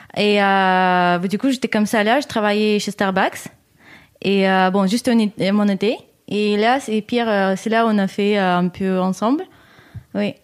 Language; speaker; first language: French; non-native, fluent; English